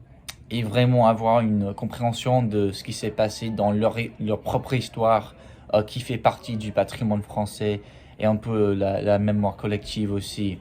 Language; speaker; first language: French; non-native, fluent; English